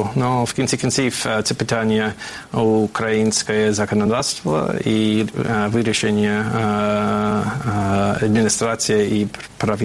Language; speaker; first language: Ukrainian; non-native, fluent; English